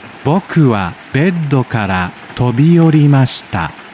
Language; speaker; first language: Japanese; non-native, learner; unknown